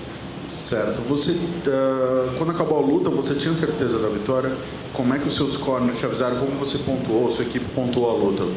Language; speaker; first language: Portuguese; native; Portuguese